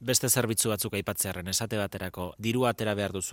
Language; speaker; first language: Basque; native; Basque